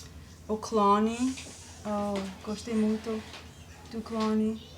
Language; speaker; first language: Portuguese; non-native, learner; English